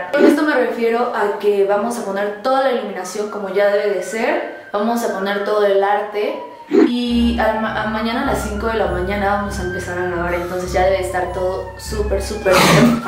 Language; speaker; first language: Spanish; native; Spanish